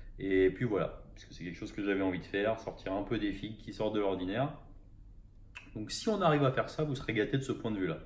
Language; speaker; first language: French; native; French